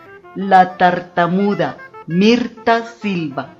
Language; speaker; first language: Spanish; native; Spanish